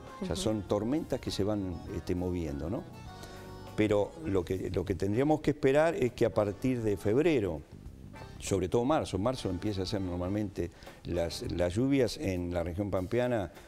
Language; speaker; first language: Spanish; native; Spanish